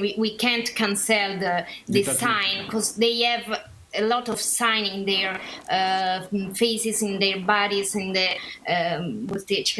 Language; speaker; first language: English; non-native, learner; Italian